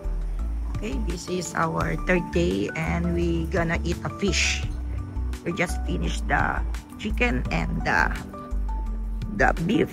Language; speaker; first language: English; non-native, local second language; Filipino